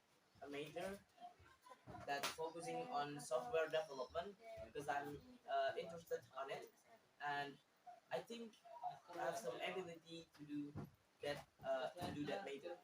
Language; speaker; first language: English; non-native, learner; Indonesian